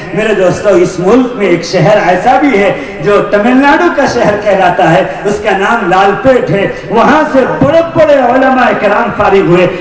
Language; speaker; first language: Urdu; non-native, local second language; Tamil